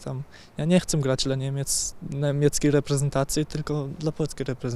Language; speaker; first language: Polish; early bilingual, heritage; German